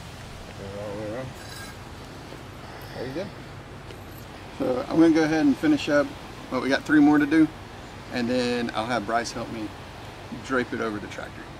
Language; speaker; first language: English; native; English